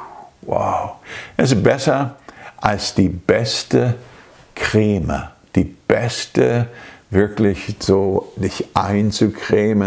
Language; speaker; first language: German; non-native, fluent; English